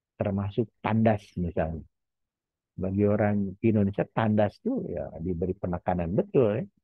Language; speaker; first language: Indonesian; non-native, local second language; Javanese